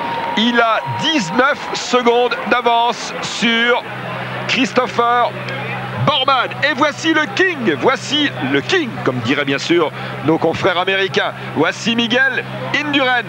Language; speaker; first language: French; native; French